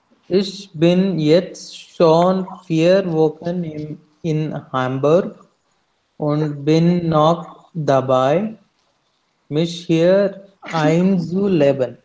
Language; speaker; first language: German; non-native, learner; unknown